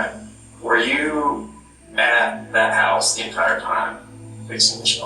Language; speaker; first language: English; native; English